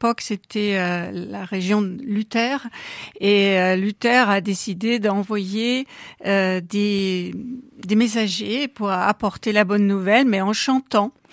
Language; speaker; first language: French; non-native, fluent; German